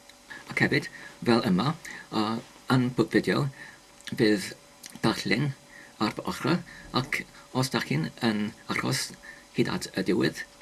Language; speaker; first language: Welsh; non-native, learner; English